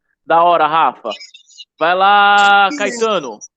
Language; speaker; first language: Portuguese; native; Portuguese